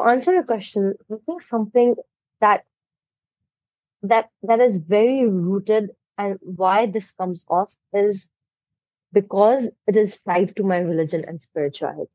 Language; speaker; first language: English; non-native, local second language; Hindi